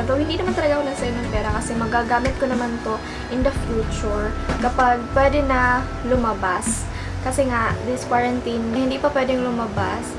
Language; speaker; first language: Filipino; non-native, local second language; Cebuano